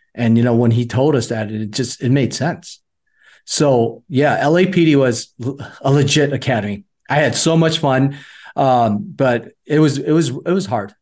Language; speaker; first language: English; native; English